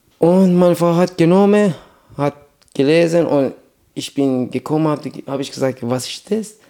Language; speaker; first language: German; non-native, learner; Persian